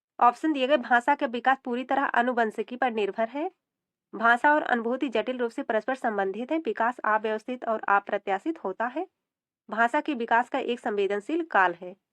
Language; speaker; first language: Hindi; native; Hindi